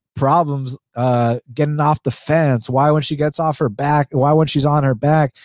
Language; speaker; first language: English; early bilingual, other home language; Spanish